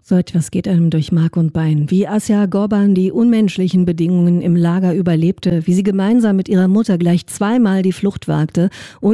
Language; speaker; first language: German; native; German